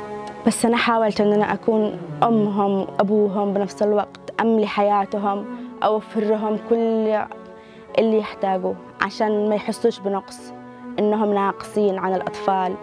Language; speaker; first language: Arabic; native; Arabic